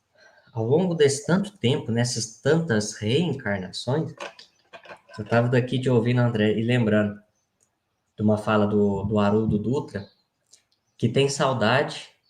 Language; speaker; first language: Portuguese; native; Portuguese